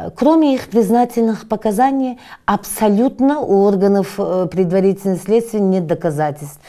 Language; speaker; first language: Russian; non-native, local second language; Tajik